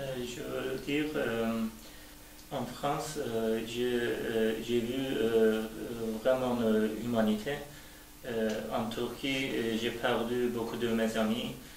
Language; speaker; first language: French; non-native, learner; Turkish